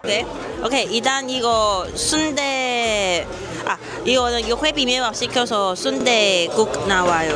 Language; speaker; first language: Korean; non-native, fluent; Cantonese